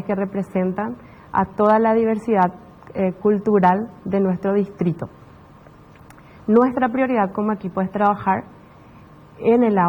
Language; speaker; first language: Spanish; native; Spanish